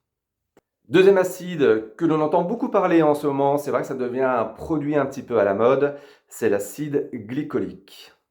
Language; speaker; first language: French; native; French